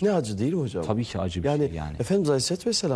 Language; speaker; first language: Turkish; native; Turkish